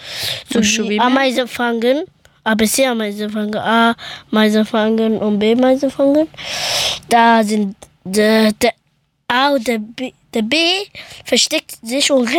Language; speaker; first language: German; early bilingual, other home language; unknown